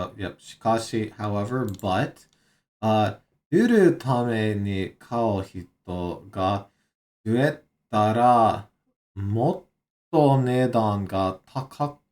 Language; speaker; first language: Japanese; non-native, learner; English